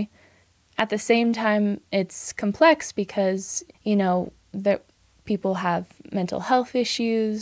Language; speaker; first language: English; native; English